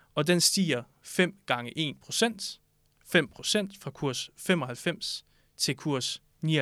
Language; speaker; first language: Danish; native; Danish